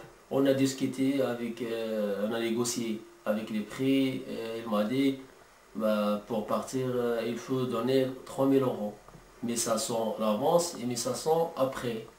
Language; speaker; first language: French; non-native, learner; Arabic